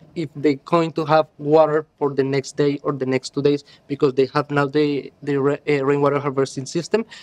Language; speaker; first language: English; non-native, learner; Spanish